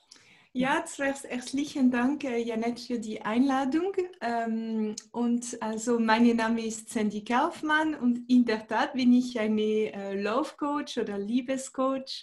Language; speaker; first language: German; non-native, fluent; French